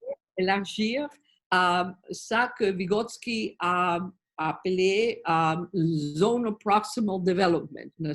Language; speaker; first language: French; non-native, learner; Spanish